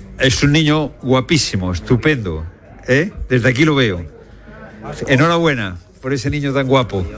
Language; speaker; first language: Spanish; native; Spanish